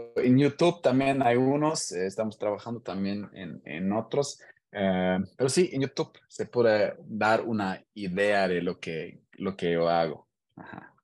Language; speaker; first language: Spanish; non-native, learner; German